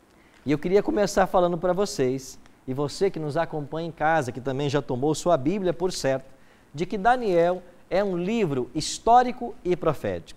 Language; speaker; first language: Portuguese; native; Portuguese